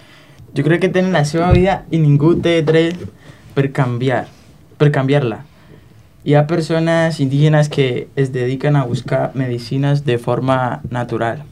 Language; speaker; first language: Catalan; non-native, learner; Spanish